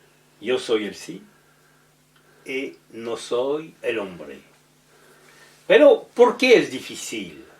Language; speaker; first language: Spanish; non-native, learner; French